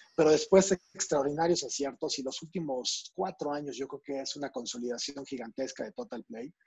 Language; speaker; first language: Spanish; native; Spanish